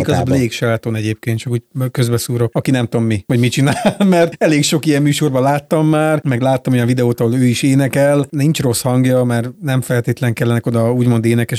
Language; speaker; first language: Hungarian; native; Hungarian